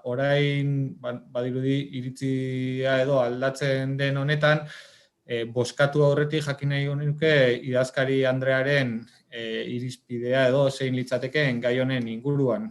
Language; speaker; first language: Basque; native; Basque